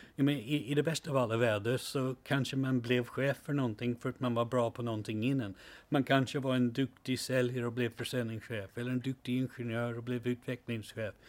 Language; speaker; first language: Swedish; non-native, fluent; English